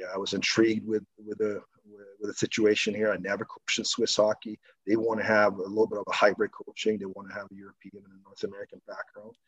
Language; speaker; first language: English; non-native, fluent; Swedish